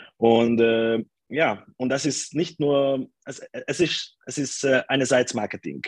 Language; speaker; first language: German; non-native, fluent; Hungarian